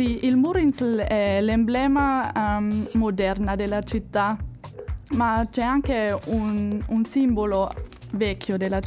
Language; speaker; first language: Italian; non-native, fluent; German